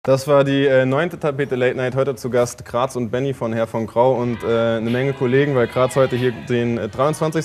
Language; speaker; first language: German; native; German